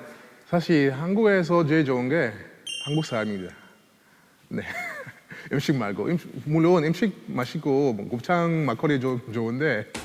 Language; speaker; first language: Korean; non-native, fluent; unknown